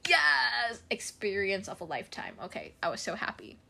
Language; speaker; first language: English; non-native, local second language; Cantonese